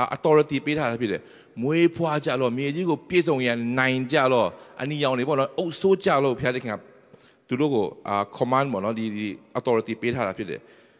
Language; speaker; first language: Burmese; non-native, local second language; Tedim Chin